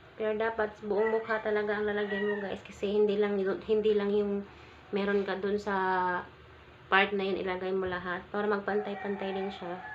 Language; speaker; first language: Filipino; non-native, local second language; Cebuano